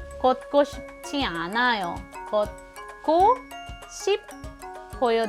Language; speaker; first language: Korean; non-native, fluent; Filipino